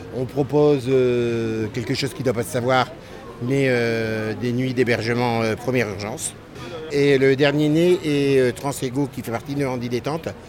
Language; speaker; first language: French; native; French